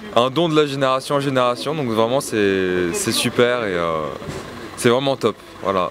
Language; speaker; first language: French; native; French